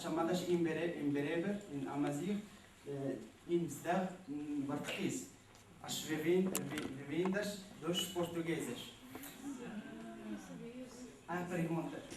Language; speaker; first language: Portuguese; non-native, learner; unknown